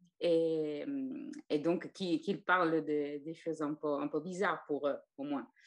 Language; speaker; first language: French; non-native, fluent; Italian